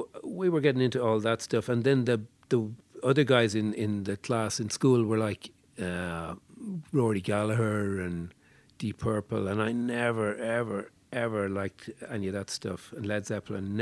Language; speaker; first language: English; native; English